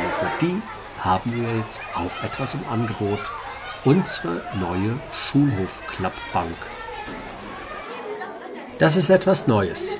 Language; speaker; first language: German; native; German